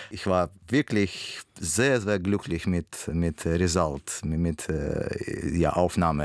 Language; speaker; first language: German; non-native, learner; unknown